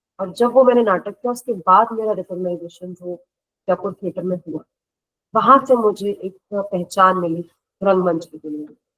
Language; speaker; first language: Hindi; native; Hindi